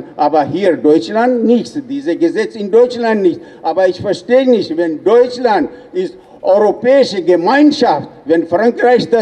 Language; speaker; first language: German; non-native, learner; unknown